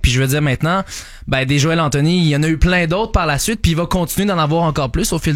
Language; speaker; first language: French; native; French